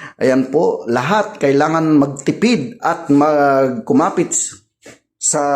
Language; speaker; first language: Filipino; non-native, local second language; Cebuano